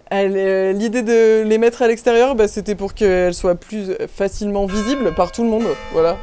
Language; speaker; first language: French; native; French